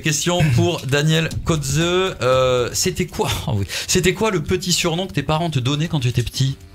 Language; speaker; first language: French; native; French